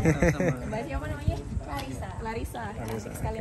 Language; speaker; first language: Indonesian; native; Indonesian